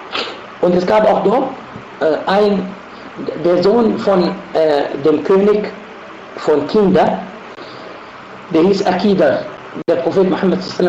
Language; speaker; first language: German; non-native, fluent; Arabic